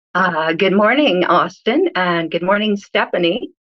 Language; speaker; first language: English; early bilingual, other home language; Hebrew